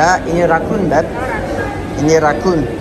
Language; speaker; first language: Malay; non-native, learner; Turkish